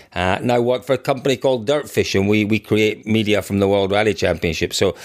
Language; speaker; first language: English; native; English